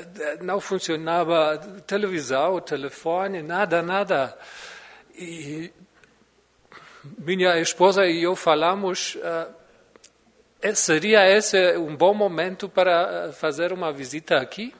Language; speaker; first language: Portuguese; non-native, fluent; German